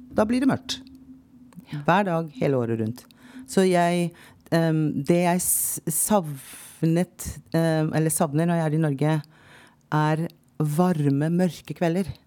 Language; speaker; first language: Norwegian; non-native, fluent; English